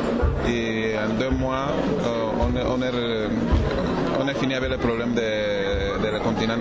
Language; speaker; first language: French; non-native, learner; Spanish